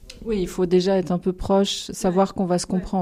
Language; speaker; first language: French; native; French